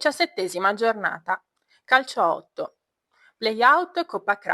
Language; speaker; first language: Italian; native; Italian